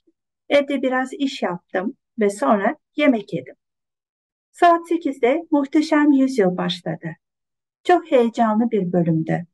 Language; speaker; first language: Turkish; non-native, fluent; Kazakh